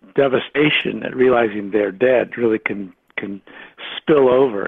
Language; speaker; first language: English; native; English